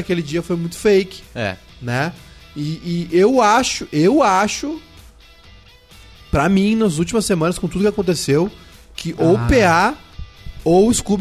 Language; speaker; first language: Portuguese; native; Portuguese